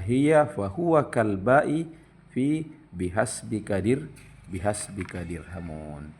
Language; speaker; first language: Arabic; non-native, fluent; Indonesian